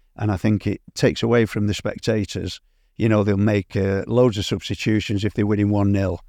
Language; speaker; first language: English; native; English